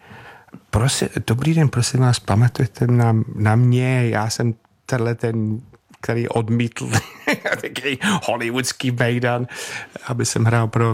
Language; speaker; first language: Czech; non-native, fluent; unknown